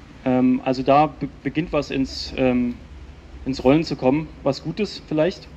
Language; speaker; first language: German; native; German